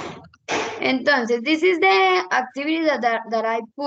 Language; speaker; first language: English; non-native, fluent; Spanish